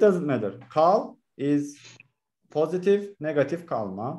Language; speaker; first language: English; non-native, learner; Turkish